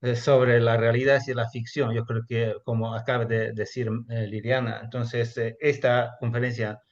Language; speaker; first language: Spanish; non-native, fluent; Chinese